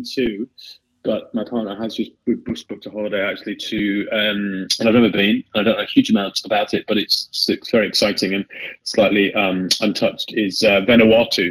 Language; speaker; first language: English; native; English